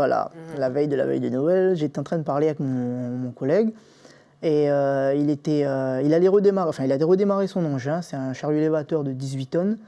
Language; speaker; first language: French; native; French